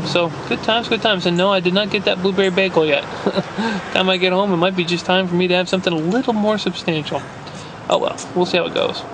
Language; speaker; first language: English; native; English